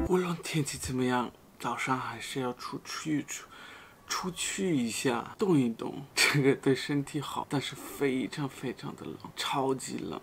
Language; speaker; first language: Chinese; non-native, fluent; German